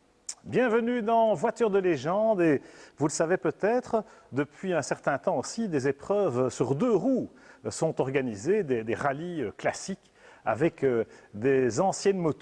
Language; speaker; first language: French; native; French